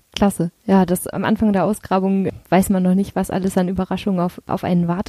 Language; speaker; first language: German; native; German